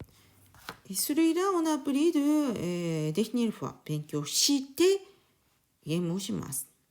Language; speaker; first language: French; non-native, learner; Japanese